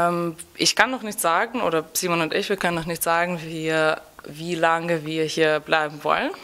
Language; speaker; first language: German; non-native, fluent; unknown